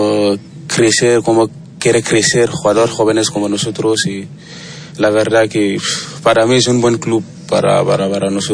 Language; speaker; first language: Spanish; non-native, learner; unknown